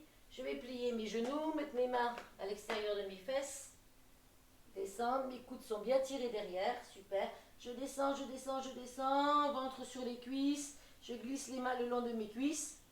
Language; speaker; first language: French; native; French